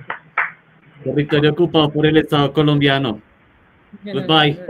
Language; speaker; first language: Spanish; native; Spanish